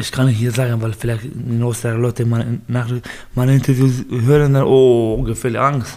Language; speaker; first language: German; non-native, learner; Baluchi